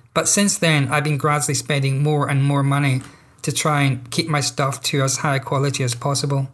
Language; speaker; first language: English; native; English